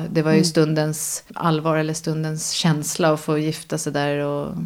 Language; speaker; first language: Swedish; native; Swedish